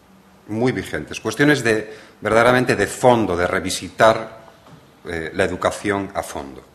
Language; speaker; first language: Spanish; native; Spanish